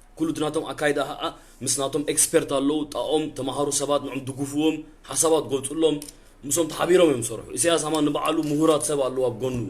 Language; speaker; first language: Tigrinya; early bilingual, heritage; Tigrinya